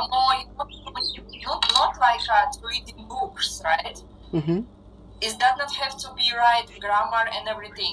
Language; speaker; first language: English; non-native, fluent; Russian